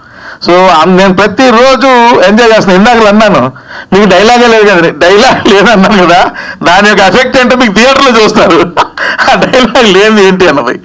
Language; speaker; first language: Telugu; native; Telugu